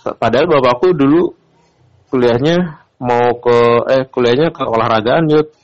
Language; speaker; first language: Indonesian; native; Indonesian